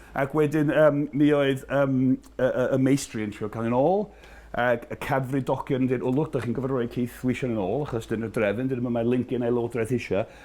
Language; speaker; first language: Welsh; non-native, fluent; English